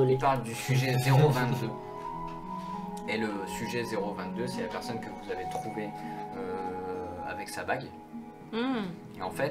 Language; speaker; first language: French; native; French